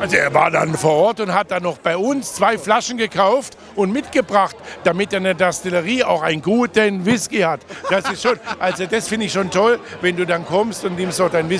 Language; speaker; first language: German; native; German